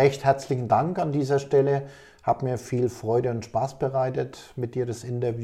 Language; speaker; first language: German; native; German